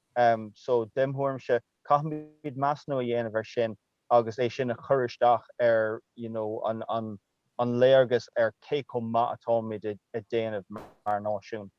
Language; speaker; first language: Irish; non-native, local second language; English